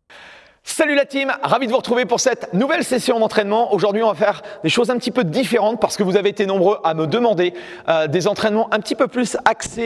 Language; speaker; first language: French; native; French